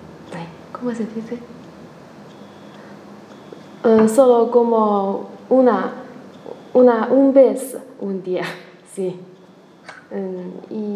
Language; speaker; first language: Spanish; non-native, learner; Chinese